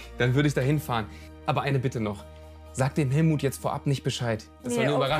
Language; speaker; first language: German; native; German